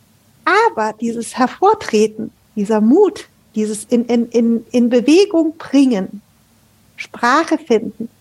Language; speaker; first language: German; native; German